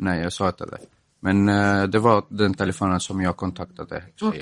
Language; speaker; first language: Swedish; non-native, fluent; Arabic